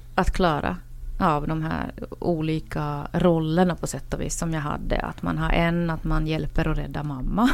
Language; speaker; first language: Swedish; native; Swedish